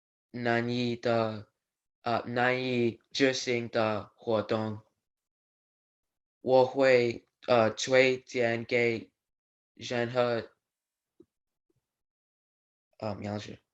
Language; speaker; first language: Chinese; non-native, learner; English